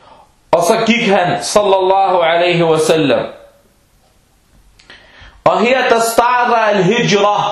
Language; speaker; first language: Danish; non-native, local second language; Arabic